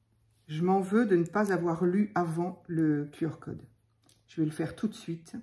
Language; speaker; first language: French; native; French